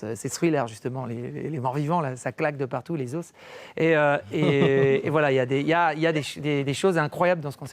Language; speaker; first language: French; native; French